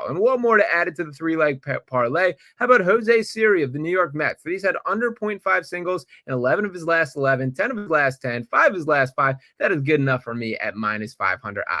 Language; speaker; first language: English; native; English